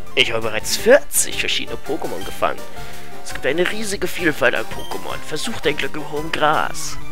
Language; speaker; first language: German; native; German